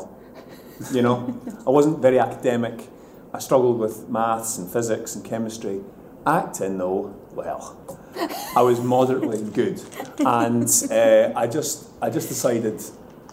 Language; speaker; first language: English; native; English